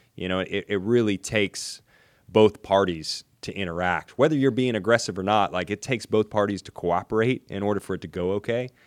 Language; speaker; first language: English; native; English